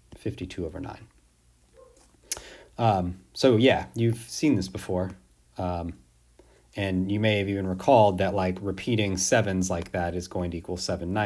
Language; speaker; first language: English; native; English